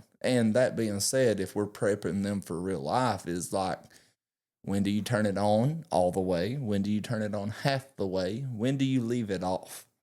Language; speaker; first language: English; native; English